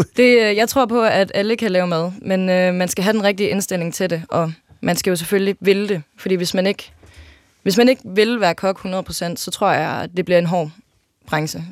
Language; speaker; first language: Danish; native; Danish